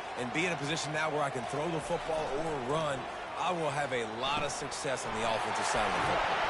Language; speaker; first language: English; native; English